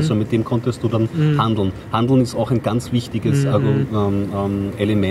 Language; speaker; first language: German; native; German